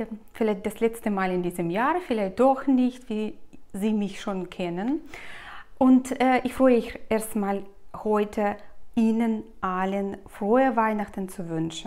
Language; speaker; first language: German; non-native, fluent; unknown